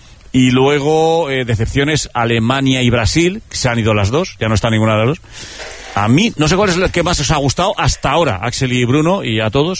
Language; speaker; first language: Spanish; native; Spanish